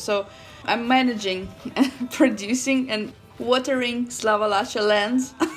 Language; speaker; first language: English; non-native, fluent; Russian